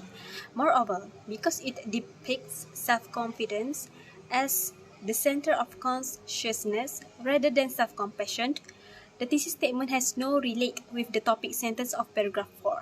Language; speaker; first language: English; non-native, fluent; Malay